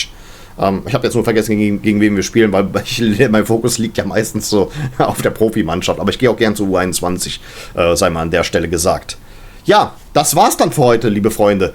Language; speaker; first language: German; native; German